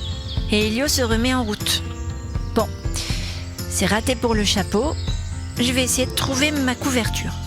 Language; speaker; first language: French; native; French